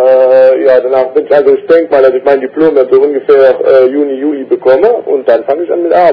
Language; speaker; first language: German; native; German